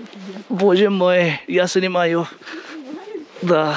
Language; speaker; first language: Russian; non-native, learner; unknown